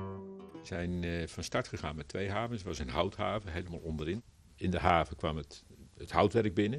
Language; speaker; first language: Dutch; native; Dutch